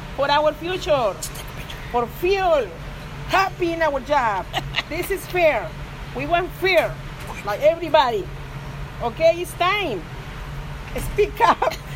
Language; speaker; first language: English; non-native, learner; Spanish